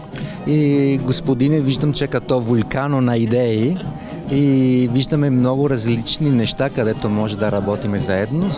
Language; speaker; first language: Bulgarian; non-native, fluent; Italian